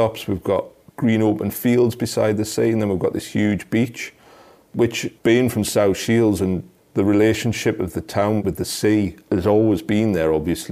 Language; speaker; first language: English; native; English